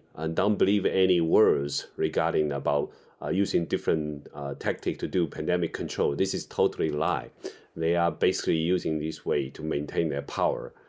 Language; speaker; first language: English; non-native, fluent; Chinese